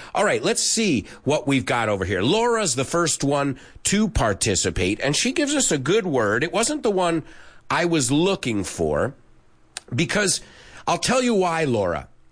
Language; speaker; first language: English; early bilingual, other home language; Spanish